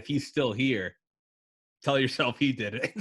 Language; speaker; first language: English; native; English